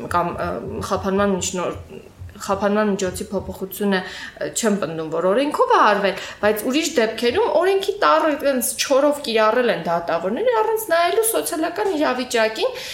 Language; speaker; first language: Armenian; native; Armenian